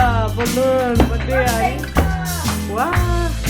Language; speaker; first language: English; non-native, learner; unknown